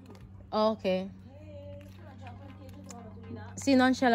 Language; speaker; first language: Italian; non-native, learner; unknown